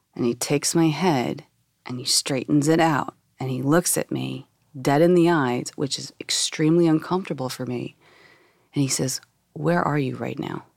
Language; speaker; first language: English; native; English